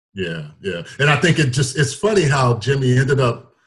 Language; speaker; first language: English; native; English